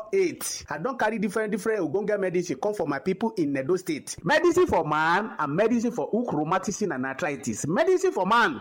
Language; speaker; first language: Nigerian Pidgin; non-native, local second language; Yoruba